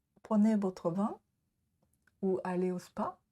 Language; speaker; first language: French; non-native, learner; Japanese